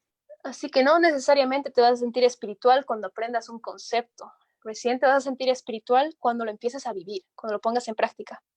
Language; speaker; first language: Spanish; native; Spanish